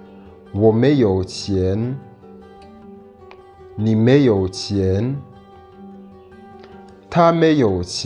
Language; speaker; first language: Chinese; non-native, fluent; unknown